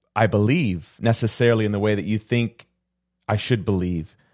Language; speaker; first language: English; native; English